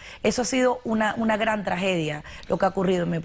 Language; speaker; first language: Spanish; native; Spanish